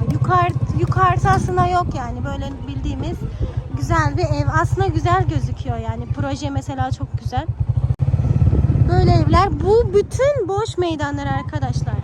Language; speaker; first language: Turkish; native; Turkish